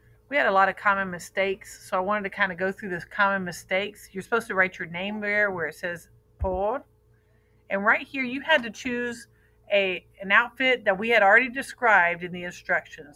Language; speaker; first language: English; native; English